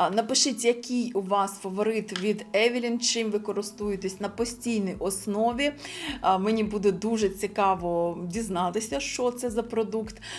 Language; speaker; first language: Ukrainian; non-native, local second language; Russian